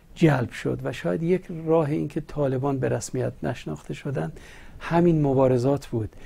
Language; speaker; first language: Persian; native; Persian